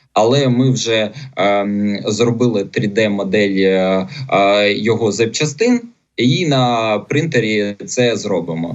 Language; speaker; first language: Ukrainian; non-native, local second language; Russian